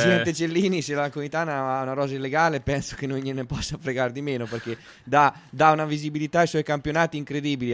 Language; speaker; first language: Italian; native; Italian